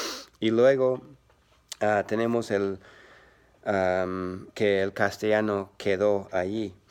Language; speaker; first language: Spanish; non-native, learner; English